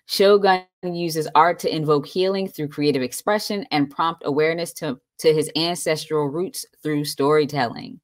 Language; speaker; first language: English; native; English